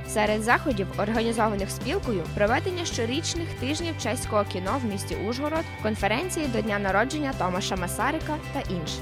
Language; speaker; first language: Ukrainian; native; Ukrainian